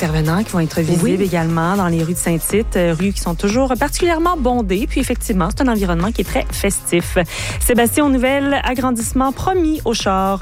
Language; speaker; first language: French; native; French